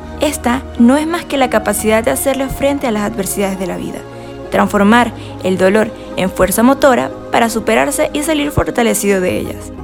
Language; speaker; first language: Spanish; native; Spanish